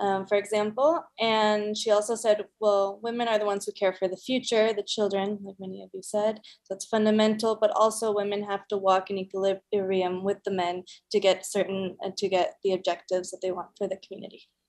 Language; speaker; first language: English; early bilingual, other home language; Spanish